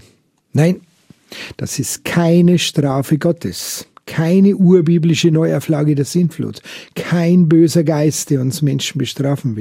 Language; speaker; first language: German; native; German